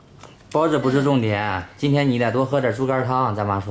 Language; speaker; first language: Chinese; native; Chinese